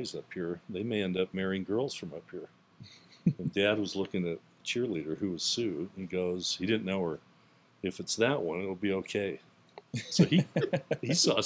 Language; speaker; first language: English; native; English